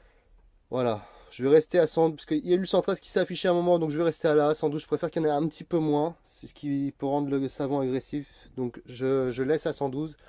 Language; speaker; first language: French; native; French